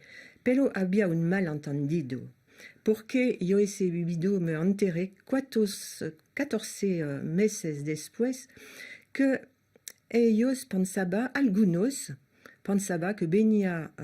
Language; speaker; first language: Spanish; non-native, fluent; French